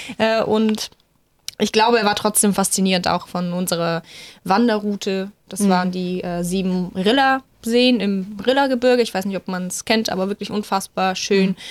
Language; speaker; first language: German; non-native, fluent; Bulgarian